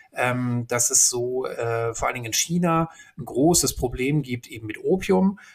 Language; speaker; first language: German; native; German